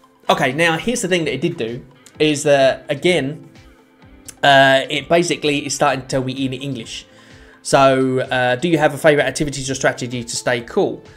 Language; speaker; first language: English; native; English